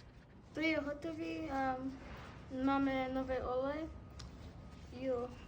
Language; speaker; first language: Czech; non-native, learner; English